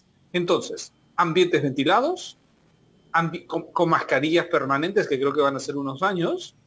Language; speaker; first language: Spanish; native; Spanish